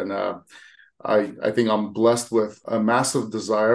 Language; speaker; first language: English; early bilingual, other home language; Armenian